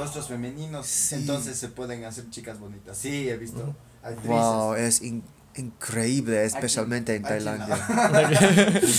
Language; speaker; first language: Spanish; non-native, learner; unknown